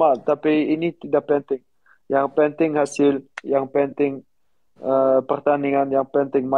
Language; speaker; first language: Indonesian; non-native, learner; Dutch